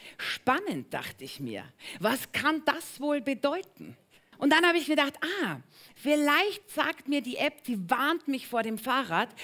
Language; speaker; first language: German; native; German